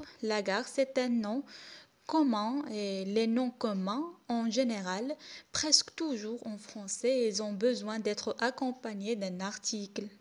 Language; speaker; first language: French; non-native, local second language; Arabic